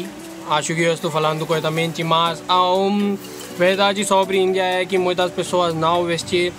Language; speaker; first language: Portuguese; non-native, learner; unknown